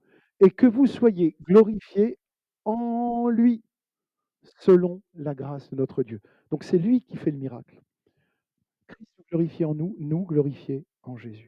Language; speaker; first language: French; native; French